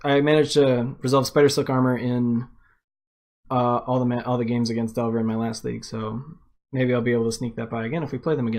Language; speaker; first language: English; native; English